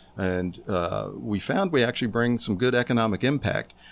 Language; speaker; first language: English; native; English